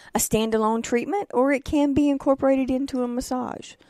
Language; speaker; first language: English; native; English